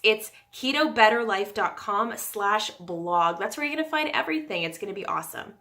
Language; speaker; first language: English; native; English